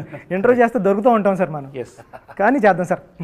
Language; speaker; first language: Telugu; native; Telugu